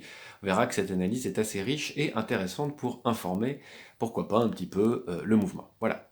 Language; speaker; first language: French; native; French